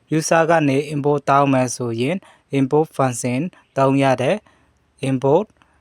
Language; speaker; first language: Burmese; native; Burmese